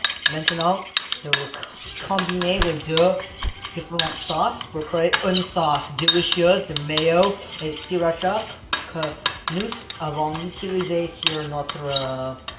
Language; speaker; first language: French; non-native, learner; English